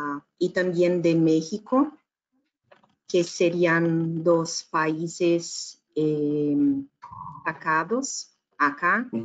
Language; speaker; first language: Spanish; non-native, fluent; Portuguese